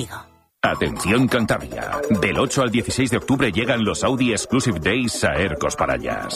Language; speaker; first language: Spanish; native; Spanish